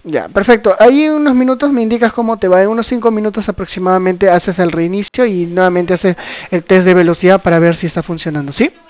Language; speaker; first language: Spanish; native; Spanish